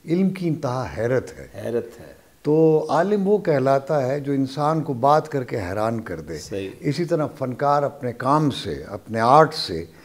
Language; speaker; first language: Urdu; non-native, local second language; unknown